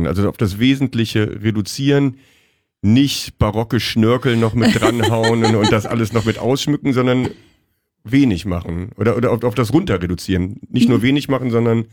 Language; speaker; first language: German; native; German